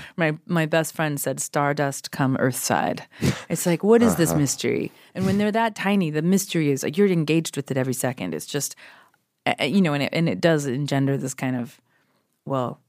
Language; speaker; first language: English; native; English